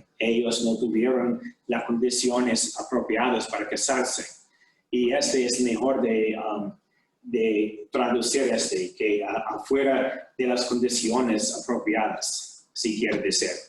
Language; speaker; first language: Spanish; non-native, fluent; English